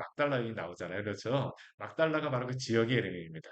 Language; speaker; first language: Korean; native; Korean